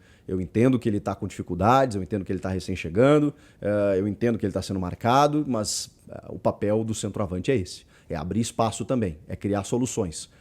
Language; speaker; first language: Portuguese; native; Portuguese